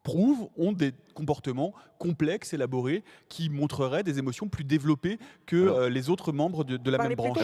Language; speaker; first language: French; native; French